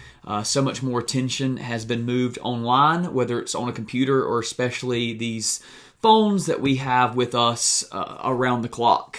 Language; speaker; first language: English; native; English